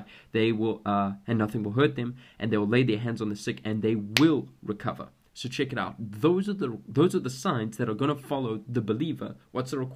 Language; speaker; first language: English; native; English